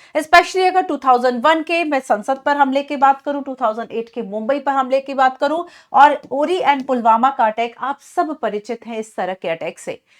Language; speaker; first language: Hindi; native; Hindi